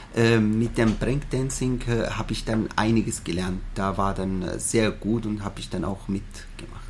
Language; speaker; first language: German; non-native, fluent; Arabic